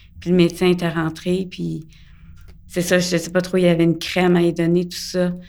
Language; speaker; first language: French; early bilingual, other home language; English